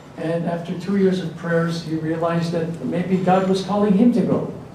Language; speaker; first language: English; early bilingual, other home language; Polish